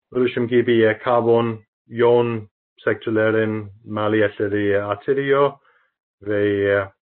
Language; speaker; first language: Turkish; non-native, fluent; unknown